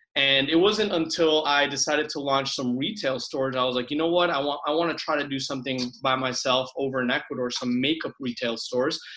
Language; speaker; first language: English; early bilingual, other home language; Spanish